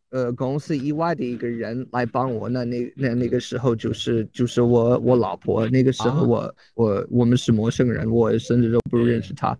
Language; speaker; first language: Chinese; non-native, learner; English